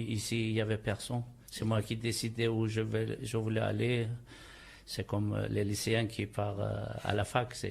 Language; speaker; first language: French; non-native, fluent; Turkish